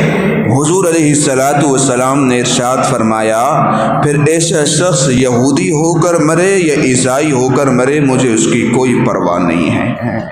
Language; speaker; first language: Urdu; native; Urdu